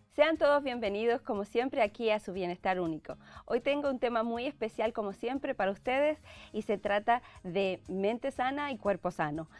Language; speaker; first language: Spanish; native; Spanish